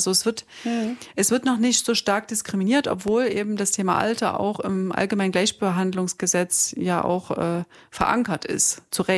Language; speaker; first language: German; native; German